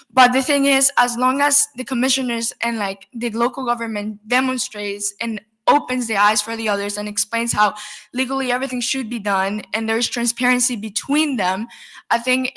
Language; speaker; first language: English; non-native, fluent; Spanish